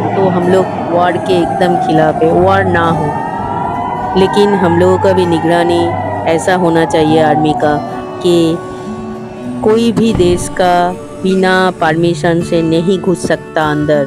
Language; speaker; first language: Hindi; non-native, local second language; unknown